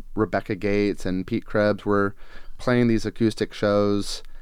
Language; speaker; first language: English; native; English